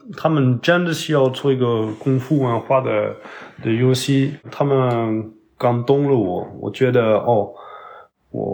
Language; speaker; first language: Chinese; non-native, learner; French